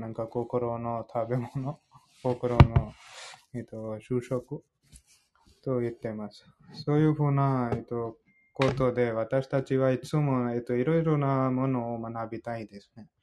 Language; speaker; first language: Japanese; non-native, fluent; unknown